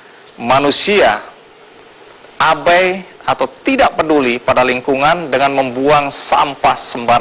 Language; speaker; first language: Indonesian; native; Indonesian